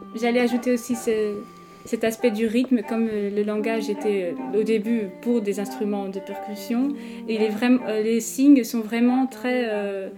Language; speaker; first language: French; non-native, fluent; Portuguese